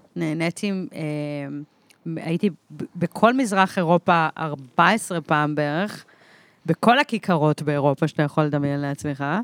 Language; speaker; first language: Hebrew; early bilingual, other home language; English